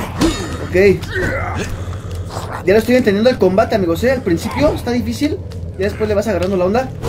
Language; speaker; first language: Spanish; native; Spanish